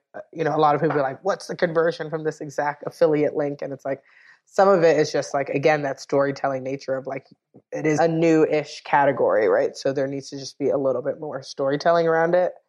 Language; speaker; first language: English; native; English